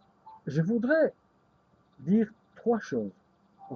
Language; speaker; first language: French; native; French